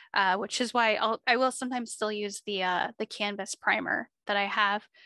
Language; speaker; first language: English; native; English